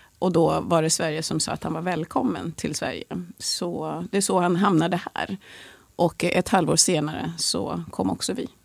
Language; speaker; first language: Swedish; early bilingual, other home language; Swahili